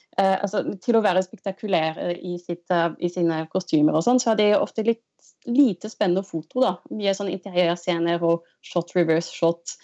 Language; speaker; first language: Norwegian; non-native, fluent; French